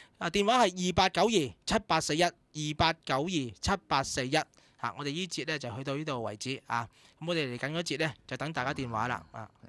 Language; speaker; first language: Cantonese; native; Cantonese